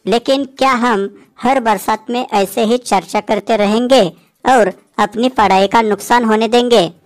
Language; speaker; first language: Hindi; non-native, local second language; Marathi